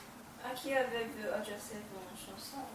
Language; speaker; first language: French; non-native, learner; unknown